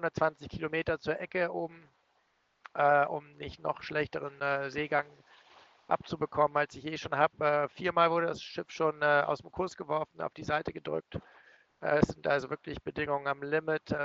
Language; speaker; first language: German; native; German